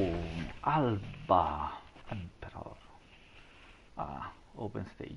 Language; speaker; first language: English; non-native, learner; Italian